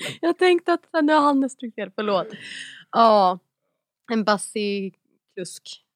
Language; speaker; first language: Swedish; native; Swedish